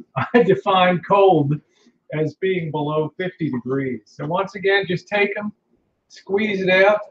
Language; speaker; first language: English; native; English